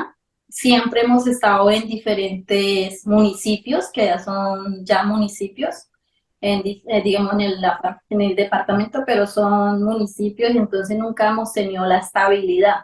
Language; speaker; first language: Spanish; native; Spanish